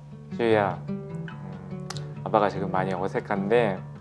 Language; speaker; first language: Korean; native; Korean